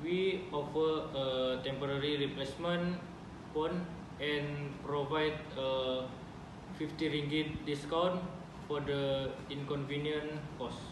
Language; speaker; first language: English; non-native, learner; Malay